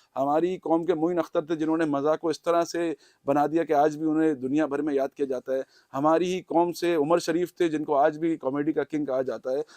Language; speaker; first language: Urdu; native; Urdu